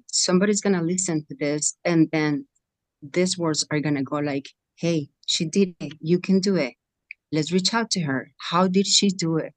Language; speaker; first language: English; non-native, fluent; Spanish